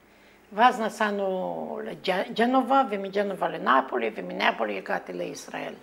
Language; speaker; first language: Hebrew; non-native, fluent; Romanian